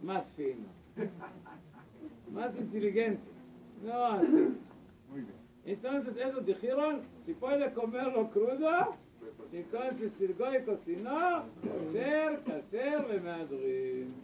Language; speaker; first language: Spanish; non-native, learner; Hebrew